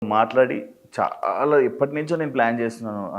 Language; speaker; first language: Telugu; native; Telugu